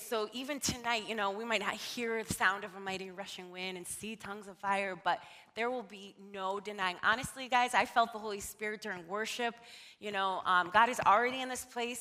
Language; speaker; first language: English; native; English